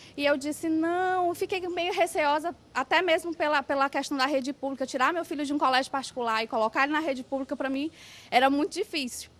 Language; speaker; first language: Portuguese; native; Portuguese